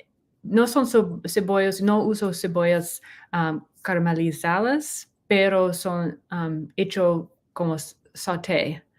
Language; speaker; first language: Spanish; non-native, learner; English